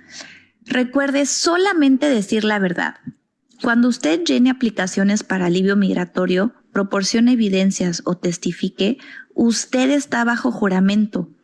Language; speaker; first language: Spanish; native; Spanish